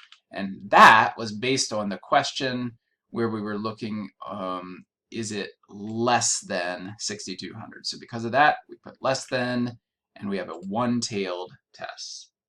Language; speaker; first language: English; native; English